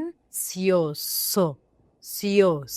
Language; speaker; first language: Spanish; non-native, learner; Arabic